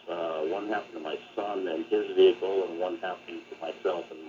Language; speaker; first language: English; native; English